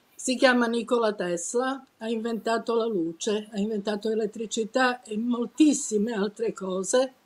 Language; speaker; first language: Italian; non-native, fluent; Serbian